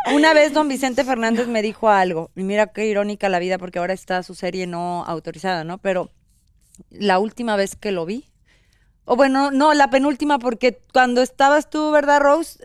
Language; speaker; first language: Spanish; native; Spanish